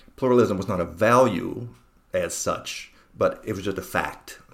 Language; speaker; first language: English; native; English